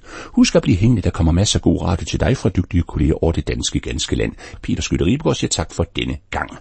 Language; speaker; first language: Danish; native; Danish